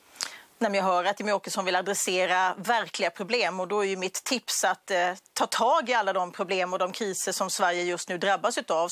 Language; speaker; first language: Swedish; native; Swedish